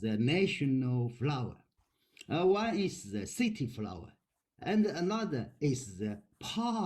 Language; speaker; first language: English; non-native, learner; Chinese